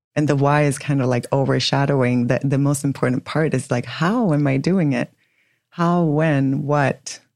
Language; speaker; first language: English; non-native, fluent; Swedish